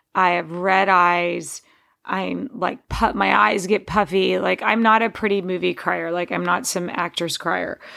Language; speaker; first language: English; native; English